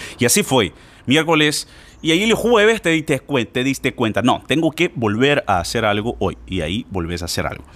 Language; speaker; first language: Spanish; non-native, fluent; Portuguese